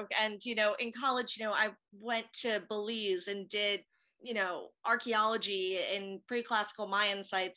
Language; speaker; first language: English; native; English